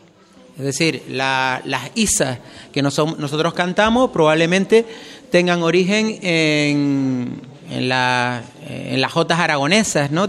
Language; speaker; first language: Spanish; native; Spanish